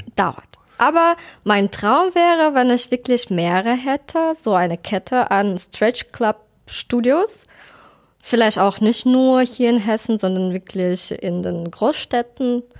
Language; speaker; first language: German; non-native, fluent; Russian